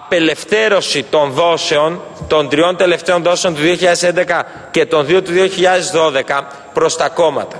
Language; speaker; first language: Greek; native; Greek